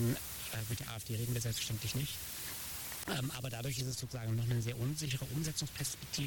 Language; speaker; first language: German; native; German